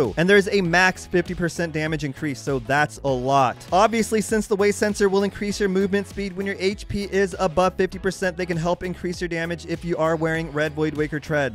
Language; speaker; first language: English; native; English